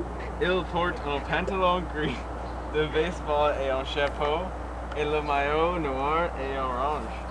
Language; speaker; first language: French; non-native, learner; English